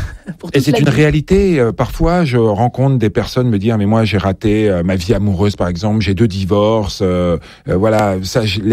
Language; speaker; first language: French; native; French